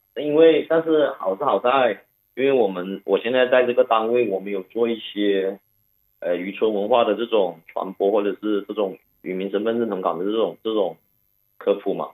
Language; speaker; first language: Chinese; non-native, local second language; Cantonese